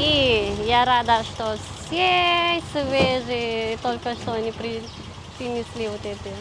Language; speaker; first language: Russian; non-native, learner; Filipino